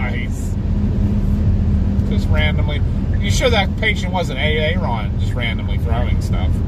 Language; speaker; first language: English; native; English